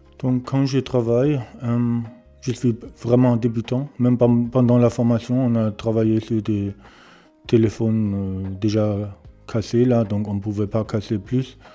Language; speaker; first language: French; non-native, learner; German